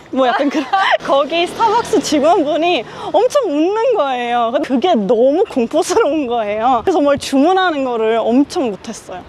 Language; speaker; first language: Korean; early bilingual, heritage; Korean